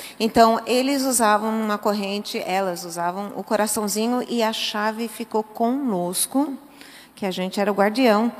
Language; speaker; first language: Portuguese; early bilingual, other home language; English